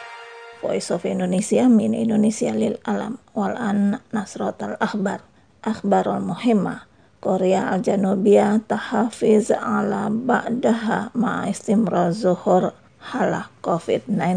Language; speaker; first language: Arabic; non-native, fluent; Indonesian